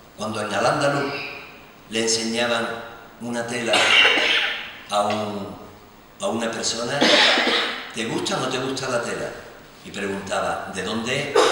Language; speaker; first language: Spanish; native; Spanish